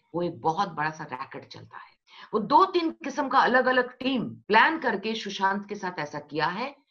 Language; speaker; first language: Hindi; non-native, local second language; Bangla